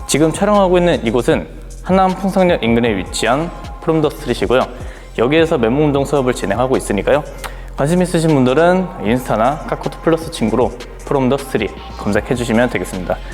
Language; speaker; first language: Korean; native; Korean